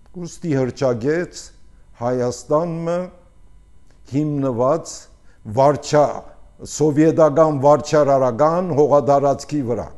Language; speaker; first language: Armenian; early bilingual, heritage; Armenian